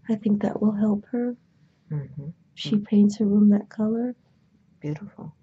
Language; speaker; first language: English; native; English